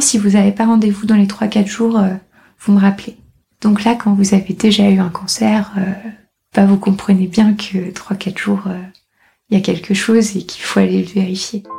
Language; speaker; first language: French; native; French